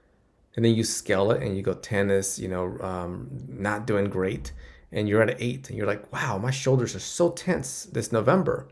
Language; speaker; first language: English; native; English